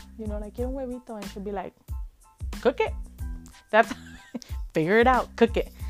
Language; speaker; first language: English; early bilingual, other home language; Spanish